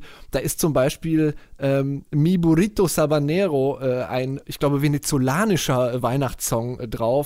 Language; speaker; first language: German; native; German